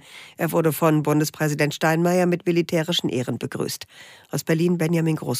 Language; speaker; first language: German; native; German